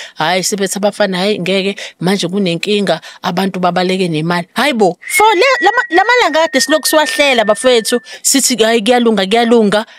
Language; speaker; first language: Zulu; native; Zulu